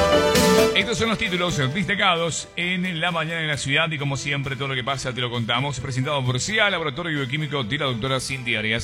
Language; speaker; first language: Spanish; native; Spanish